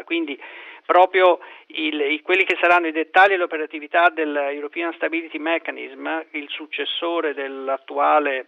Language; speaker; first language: Italian; native; Italian